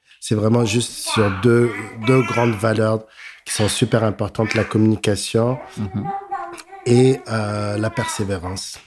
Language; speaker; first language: French; native; French